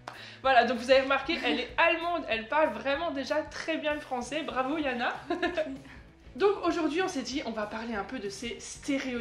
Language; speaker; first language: French; native; French